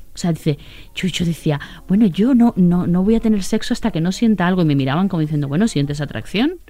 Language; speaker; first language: Spanish; native; Spanish